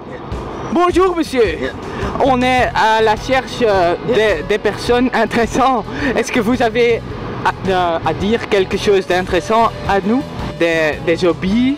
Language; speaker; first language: French; non-native, learner; Dutch